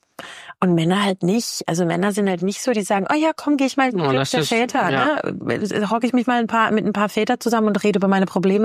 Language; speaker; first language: German; native; German